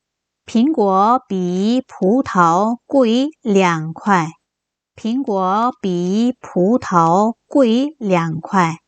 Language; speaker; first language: Chinese; non-native, fluent; Korean